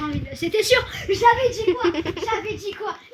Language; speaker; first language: French; native; French